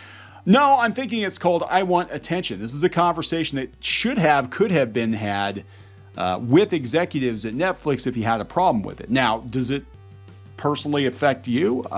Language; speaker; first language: English; native; English